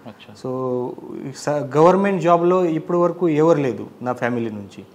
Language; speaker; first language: Telugu; non-native, learner; Marathi